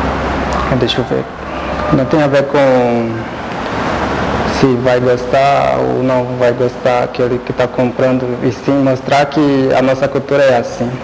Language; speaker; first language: Portuguese; non-native, local second language; Guarani